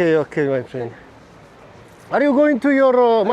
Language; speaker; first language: English; non-native, learner; Mongolian